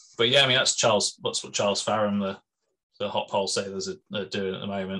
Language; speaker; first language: English; native; English